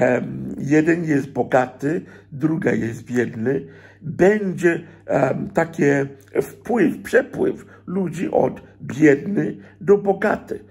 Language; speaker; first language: Polish; non-native, fluent; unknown